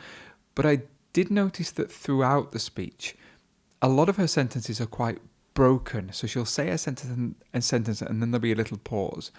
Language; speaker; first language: English; non-native, learner; Japanese